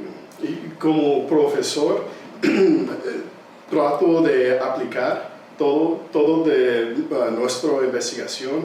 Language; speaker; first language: Spanish; early bilingual, heritage; English